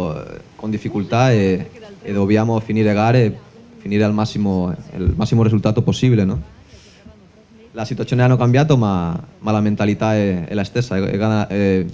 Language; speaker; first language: Italian; non-native, fluent; Spanish